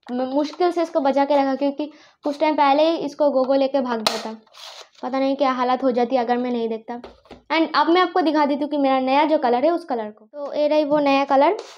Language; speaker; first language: Hindi; non-native, local second language; Bangla